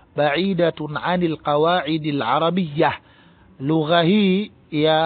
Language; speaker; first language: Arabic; non-native, fluent; Swahili